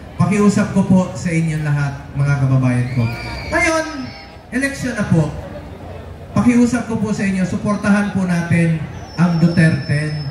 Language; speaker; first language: Filipino; non-native, local second language; Cebuano